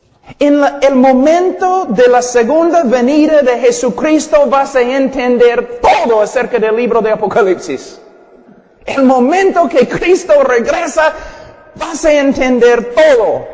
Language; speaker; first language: Spanish; non-native, fluent; English